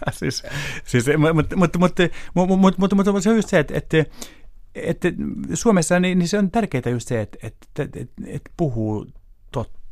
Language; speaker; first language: Finnish; non-native, local second language; Swedish